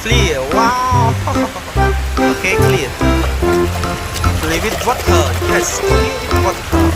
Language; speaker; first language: English; non-native, learner; Indonesian